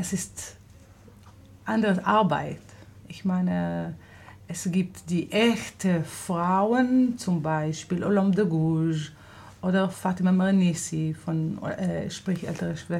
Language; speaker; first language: German; non-native, fluent; Hebrew